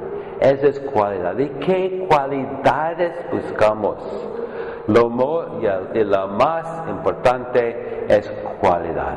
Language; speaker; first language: Spanish; non-native, fluent; English